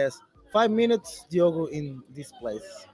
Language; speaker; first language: English; non-native, learner; Portuguese